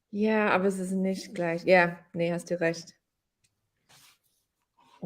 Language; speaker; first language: German; non-native, fluent; English